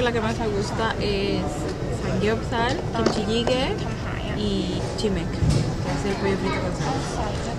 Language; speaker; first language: Spanish; native; Spanish